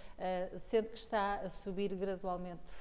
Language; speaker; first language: Portuguese; native; Portuguese